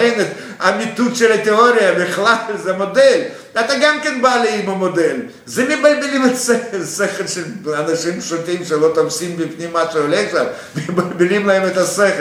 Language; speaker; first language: Hebrew; non-native, fluent; Russian